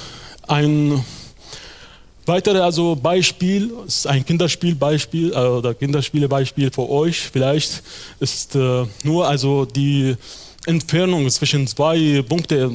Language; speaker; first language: German; non-native, fluent; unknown